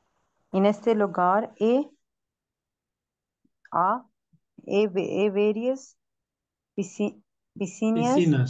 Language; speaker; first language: Spanish; non-native, learner; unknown